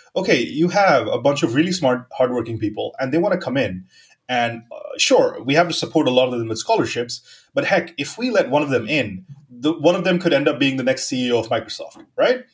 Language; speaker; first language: English; non-native, local second language; Gujarati